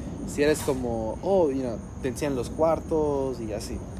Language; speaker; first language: Spanish; non-native, learner; English